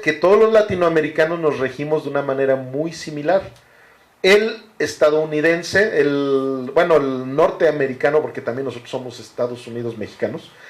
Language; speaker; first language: Spanish; native; Spanish